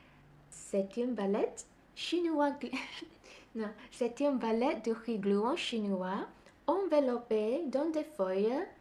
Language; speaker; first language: French; non-native, learner; Malay